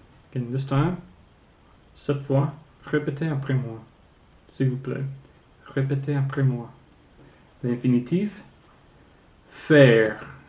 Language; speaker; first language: French; non-native, fluent; English